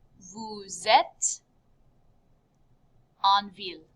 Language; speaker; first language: French; non-native, fluent; English